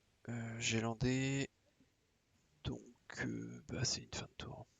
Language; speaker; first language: French; native; French